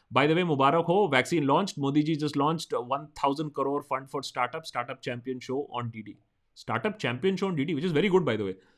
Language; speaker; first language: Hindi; non-native, local second language; Bangla